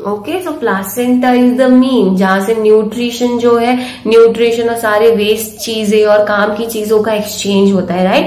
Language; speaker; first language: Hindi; native; Hindi